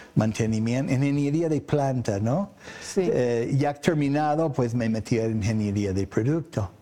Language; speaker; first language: Spanish; non-native, fluent; English